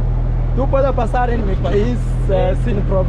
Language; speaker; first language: Spanish; non-native, learner; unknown